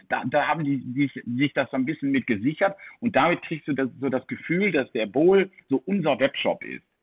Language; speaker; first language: German; early bilingual, heritage; German